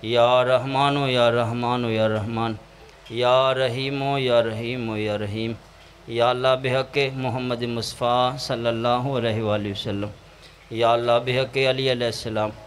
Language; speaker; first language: Urdu; non-native, local second language; Punjabi